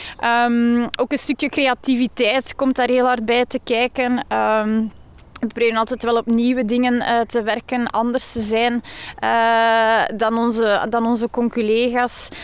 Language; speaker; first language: Dutch; native; Dutch